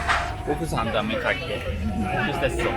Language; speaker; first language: Korean; non-native, learner; Norwegian